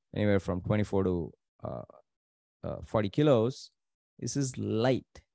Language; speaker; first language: English; non-native, local second language; Tamil